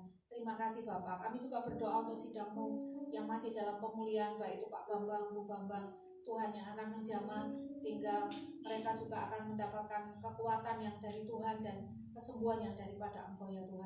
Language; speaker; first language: Indonesian; non-native, local second language; Javanese